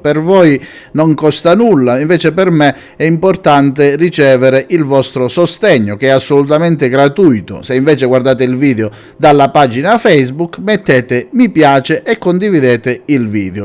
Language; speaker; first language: Italian; native; Italian